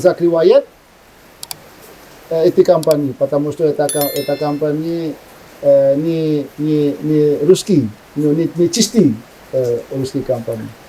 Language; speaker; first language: Russian; non-native, learner; Indonesian